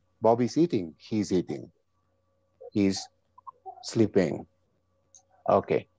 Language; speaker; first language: English; non-native, fluent; Spanish